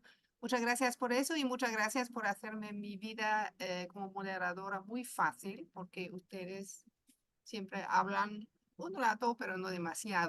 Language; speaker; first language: Spanish; non-native, fluent; German